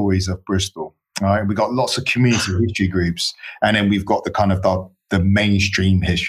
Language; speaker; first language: English; native; English